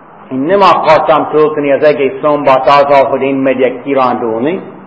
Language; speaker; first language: Hungarian; non-native, fluent; English